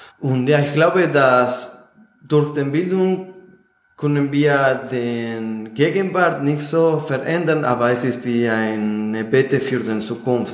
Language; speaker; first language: German; non-native, fluent; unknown